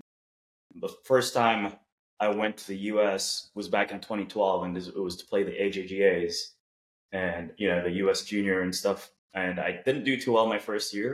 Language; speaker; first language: English; non-native, local second language; Cebuano